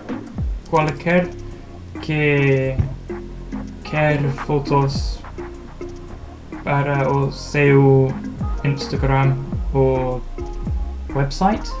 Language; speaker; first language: Portuguese; non-native, learner; English